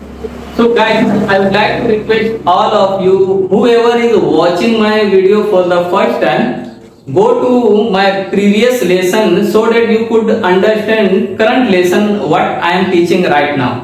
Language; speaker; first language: English; non-native, local second language; Hindi